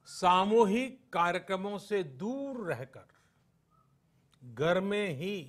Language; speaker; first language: Hindi; non-native, local second language; Gujarati